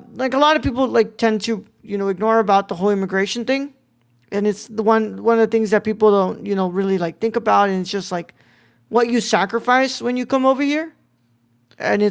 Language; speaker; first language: English; native; English